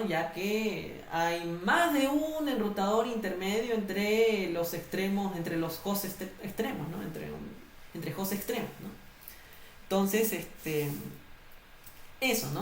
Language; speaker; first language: Spanish; native; Spanish